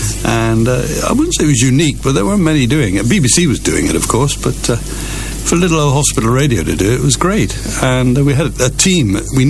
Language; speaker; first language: English; native; English